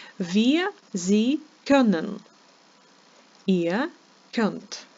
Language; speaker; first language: German; non-native, fluent; Ukrainian